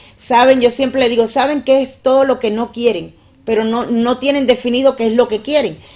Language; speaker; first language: Spanish; native; Spanish